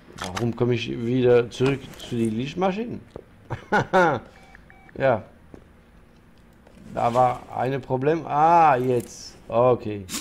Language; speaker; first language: German; non-native, learner; French